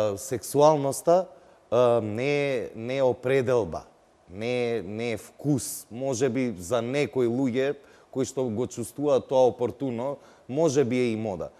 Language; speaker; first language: Macedonian; non-native, local second language; Albanian